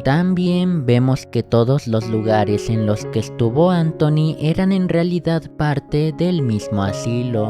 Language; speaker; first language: Spanish; native; Spanish